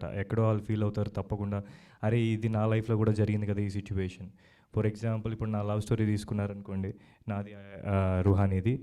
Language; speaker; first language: Telugu; native; Telugu